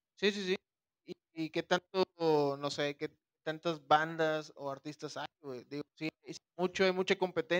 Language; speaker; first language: Spanish; native; Spanish